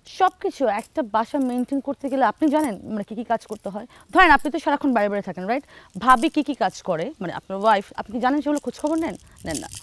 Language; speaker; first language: Bangla; native; Bangla